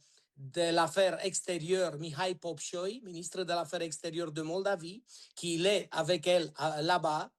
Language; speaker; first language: French; non-native, learner; Romanian